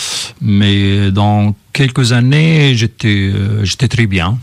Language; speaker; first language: French; non-native, fluent; Arabic